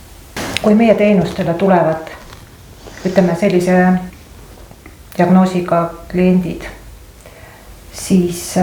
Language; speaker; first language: Estonian; native; Estonian